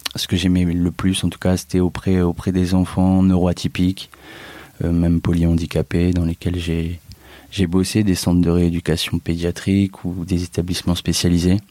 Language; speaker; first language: French; native; French